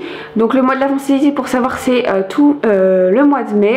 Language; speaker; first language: French; native; French